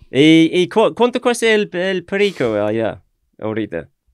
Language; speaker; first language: Spanish; non-native, learner; English